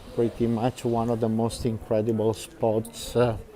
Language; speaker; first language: English; non-native, fluent; Italian